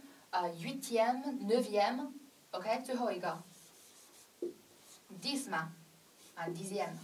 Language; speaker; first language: French; non-native, fluent; Chinese